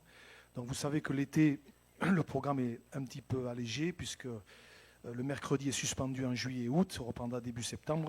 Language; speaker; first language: French; native; French